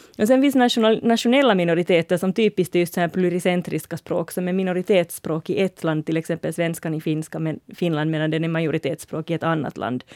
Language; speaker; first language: Swedish; native; Swedish